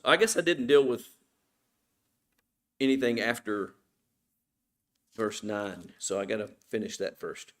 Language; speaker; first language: English; native; English